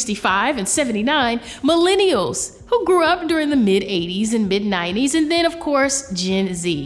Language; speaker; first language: English; native; English